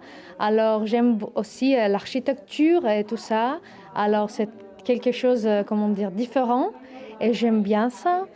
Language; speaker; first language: French; non-native, learner; Greek